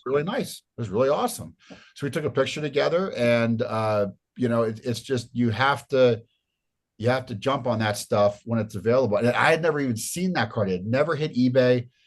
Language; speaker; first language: English; native; English